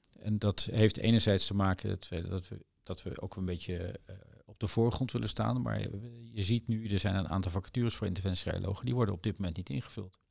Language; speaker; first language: Dutch; native; Dutch